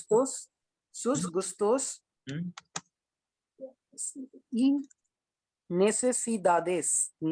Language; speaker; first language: Spanish; non-native, learner; Hindi